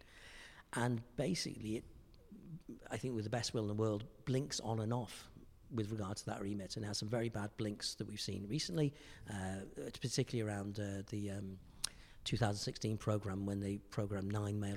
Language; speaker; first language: English; native; English